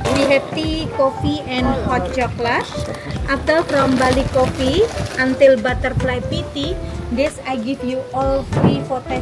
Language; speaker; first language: English; non-native, learner; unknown